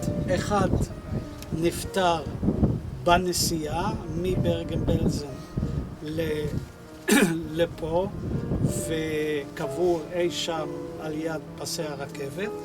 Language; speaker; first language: Hebrew; non-native, fluent; Dutch